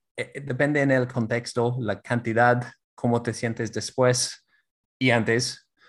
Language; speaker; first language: Spanish; non-native, fluent; English